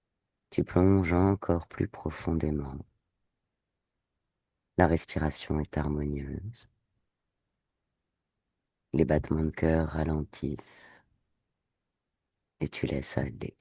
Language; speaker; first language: French; native; French